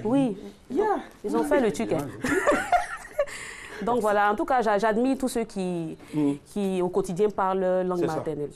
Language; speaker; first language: French; native; French